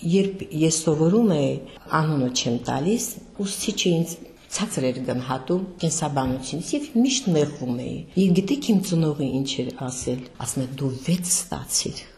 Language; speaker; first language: Armenian; native; Armenian